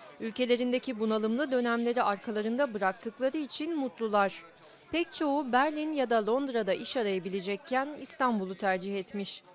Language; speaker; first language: Turkish; native; Turkish